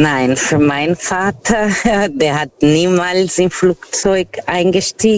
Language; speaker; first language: German; non-native, fluent; Portuguese